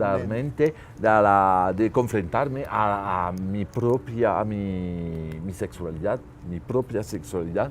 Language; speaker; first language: Spanish; non-native, learner; French